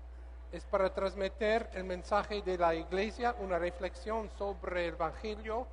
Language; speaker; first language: Spanish; non-native, learner; English